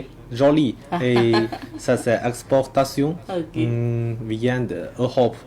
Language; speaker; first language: French; non-native, learner; Chinese